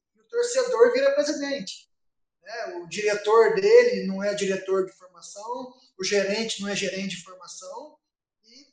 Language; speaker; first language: Portuguese; native; Portuguese